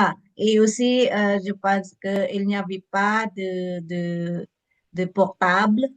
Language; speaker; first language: French; non-native, learner; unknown